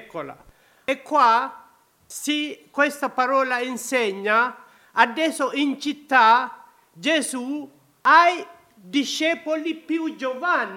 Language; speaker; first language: Italian; non-native, learner; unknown